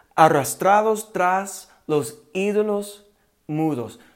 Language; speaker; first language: Spanish; non-native, fluent; English